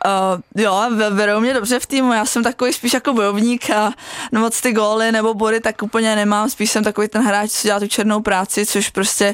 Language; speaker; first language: Czech; native; Czech